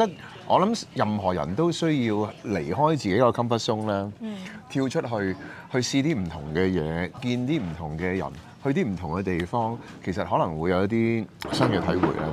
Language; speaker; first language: Cantonese; native; Cantonese